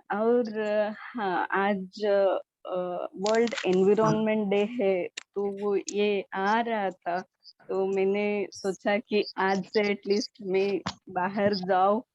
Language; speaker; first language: Hindi; non-native, local second language; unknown